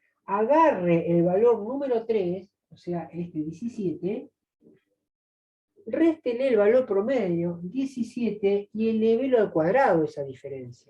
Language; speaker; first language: Spanish; native; Spanish